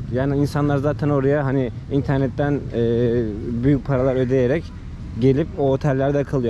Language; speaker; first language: Turkish; native; Turkish